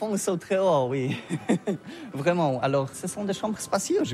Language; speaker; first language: French; non-native, learner; Polish